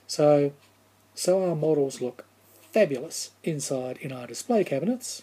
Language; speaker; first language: English; native; English